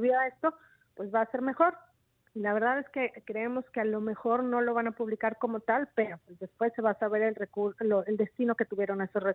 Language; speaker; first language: Spanish; native; Spanish